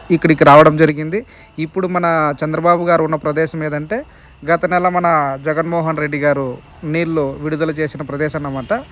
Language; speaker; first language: Telugu; native; Telugu